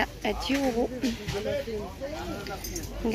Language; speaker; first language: French; non-native, fluent; Arabic